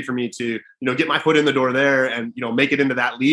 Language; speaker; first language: English; native; English